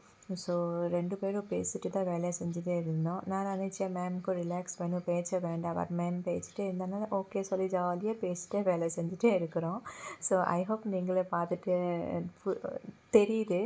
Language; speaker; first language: Tamil; non-native, fluent; Assamese